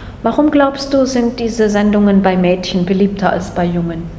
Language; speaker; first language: German; non-native, fluent; English